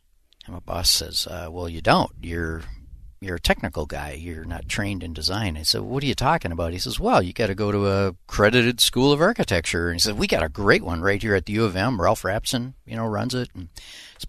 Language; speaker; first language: English; native; English